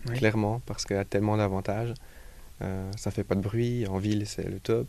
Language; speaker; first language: French; native; French